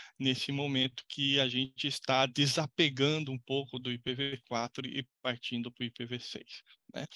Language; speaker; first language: Portuguese; native; Portuguese